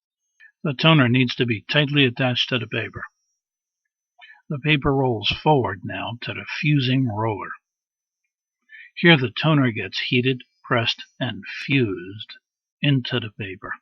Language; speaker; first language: English; native; English